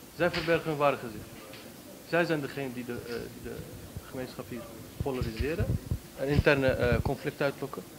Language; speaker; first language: Dutch; early bilingual, other home language; Turkish